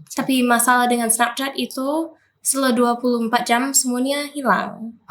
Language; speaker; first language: Indonesian; non-native, fluent; English